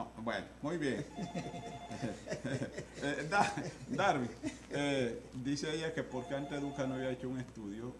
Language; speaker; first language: Spanish; native; Spanish